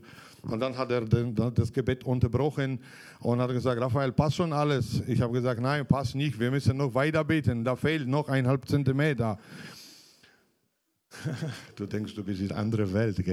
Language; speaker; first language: German; non-native, fluent; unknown